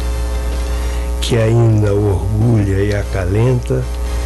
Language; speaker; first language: Portuguese; native; Portuguese